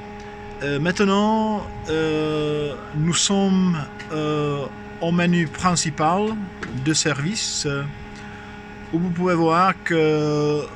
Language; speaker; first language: French; non-native, fluent; Czech